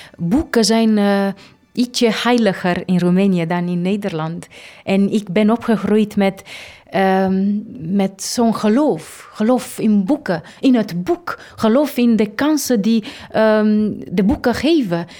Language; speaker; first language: Dutch; non-native, fluent; Romanian